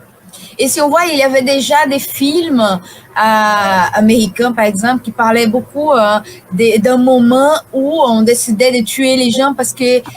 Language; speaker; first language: French; non-native, fluent; Portuguese